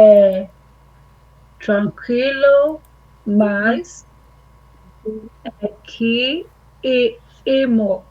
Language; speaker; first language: Portuguese; non-native, learner; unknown